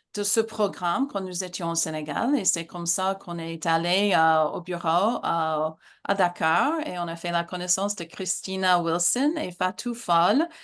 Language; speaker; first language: French; non-native, fluent; English